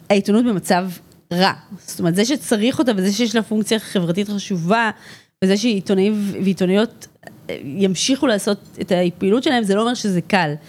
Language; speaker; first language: Hebrew; native; Hebrew